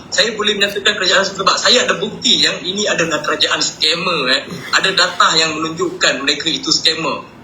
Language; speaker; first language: Malay; non-native, local second language; Tamil